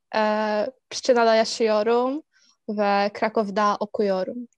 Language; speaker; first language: Turkish; non-native, learner; Polish